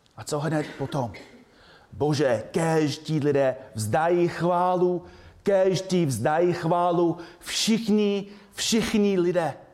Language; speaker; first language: Czech; non-native, fluent; English